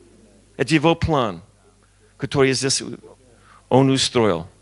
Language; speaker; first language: Russian; non-native, learner; English